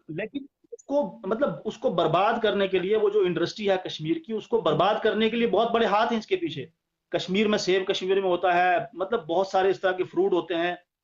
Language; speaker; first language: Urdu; non-native, local second language; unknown